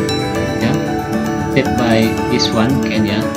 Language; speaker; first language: English; non-native, learner; Indonesian